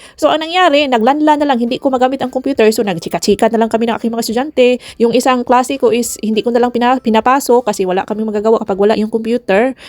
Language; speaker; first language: Filipino; non-native, local second language; Cebuano